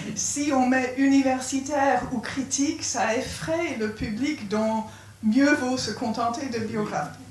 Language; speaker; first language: French; non-native, fluent; English